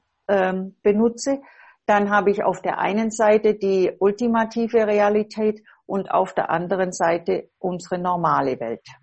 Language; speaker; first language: German; non-native, fluent; English